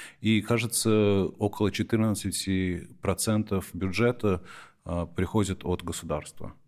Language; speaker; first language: Russian; early bilingual, heritage; Russian